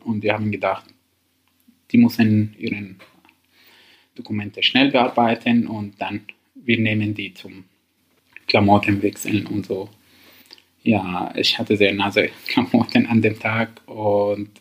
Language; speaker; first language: German; non-native, learner; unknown